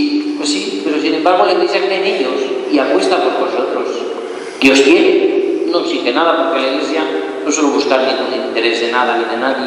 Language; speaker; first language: Spanish; native; Spanish